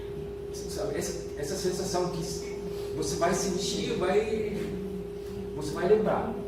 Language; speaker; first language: Portuguese; non-native, fluent; German